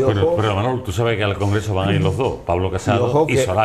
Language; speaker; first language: Spanish; native; Spanish